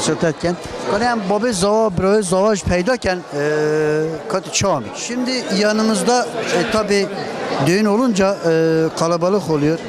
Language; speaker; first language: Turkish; non-native, local second language; Kurdish